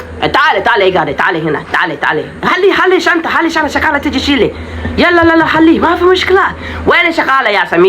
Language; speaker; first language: Arabic; non-native, learner; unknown